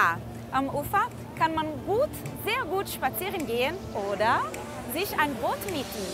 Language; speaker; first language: German; early bilingual, heritage; German